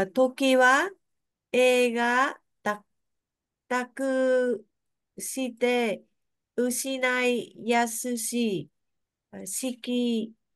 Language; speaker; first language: Japanese; non-native, learner; Vietnamese